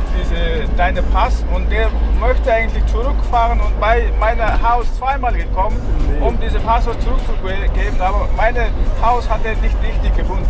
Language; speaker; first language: German; non-native, fluent; Mongolian